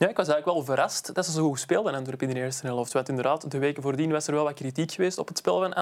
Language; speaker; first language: Dutch; native; Dutch